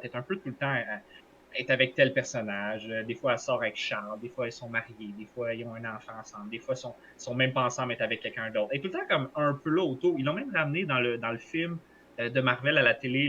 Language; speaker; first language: French; native; French